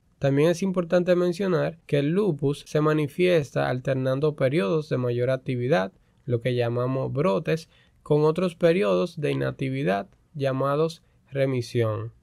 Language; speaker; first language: Spanish; native; Spanish